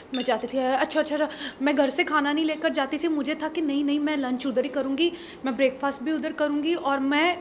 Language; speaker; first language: Hindi; non-native, local second language; Punjabi